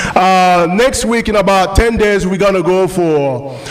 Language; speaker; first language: English; non-native, local second language; French